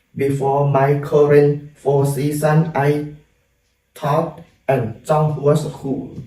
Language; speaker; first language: English; non-native, learner; Thai